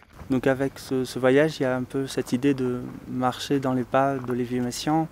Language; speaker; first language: French; native; French